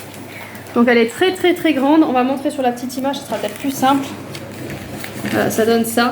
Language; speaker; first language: French; native; French